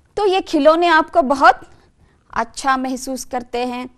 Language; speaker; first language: Hindi; non-native, local second language; Kannada